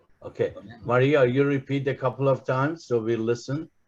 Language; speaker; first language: English; non-native, fluent; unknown